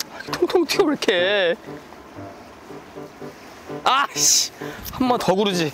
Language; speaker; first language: Korean; native; Korean